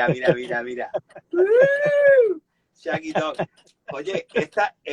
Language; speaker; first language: Spanish; native; Spanish